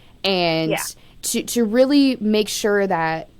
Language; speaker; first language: English; native; English